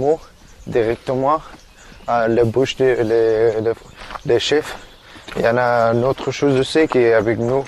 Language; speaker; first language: French; non-native, learner; Persian